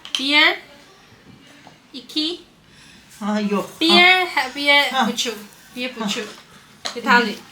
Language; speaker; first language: Turkish; non-native, learner; Chinese